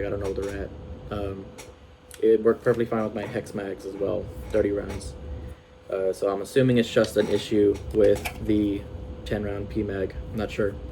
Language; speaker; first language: English; native; English